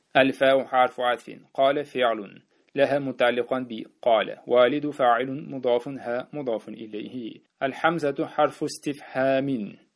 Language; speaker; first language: Arabic; non-native, fluent; Uzbek